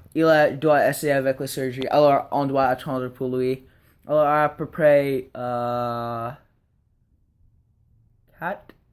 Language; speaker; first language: French; non-native, learner; English